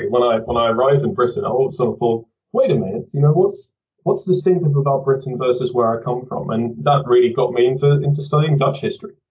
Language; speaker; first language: English; early bilingual, other home language; Dutch